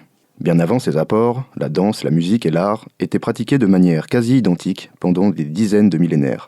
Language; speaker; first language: French; native; French